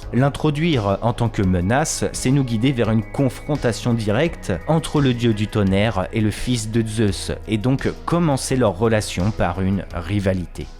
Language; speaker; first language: French; native; French